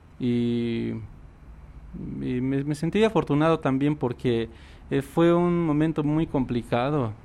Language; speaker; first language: Spanish; non-native, local second language; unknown